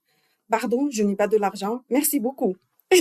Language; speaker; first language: French; non-native, learner; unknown